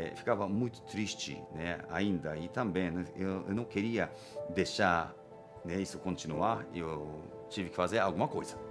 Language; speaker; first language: Portuguese; non-native, fluent; Japanese